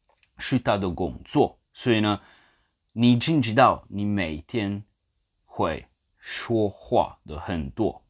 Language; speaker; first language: Chinese; non-native, fluent; English